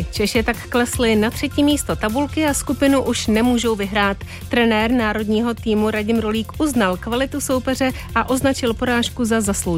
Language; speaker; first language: Czech; native; Czech